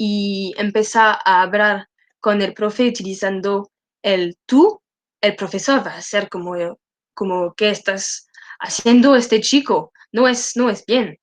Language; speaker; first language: Spanish; non-native, learner; French